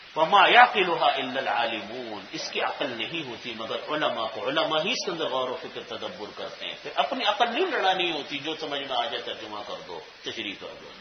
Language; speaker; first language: Urdu; native; Urdu